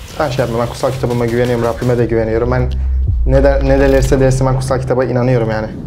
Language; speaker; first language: Turkish; early bilingual, heritage; Turkish